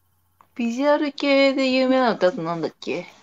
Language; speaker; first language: Japanese; native; Japanese